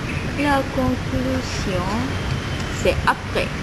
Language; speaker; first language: French; non-native, learner; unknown